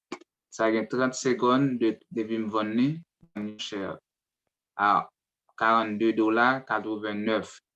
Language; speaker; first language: French; non-native, learner; Haitian Creole